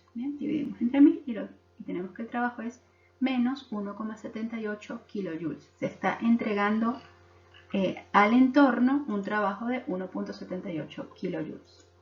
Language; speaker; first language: Spanish; native; Spanish